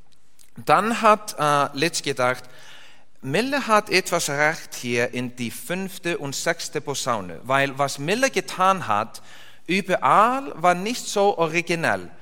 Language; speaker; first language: German; non-native, learner; Icelandic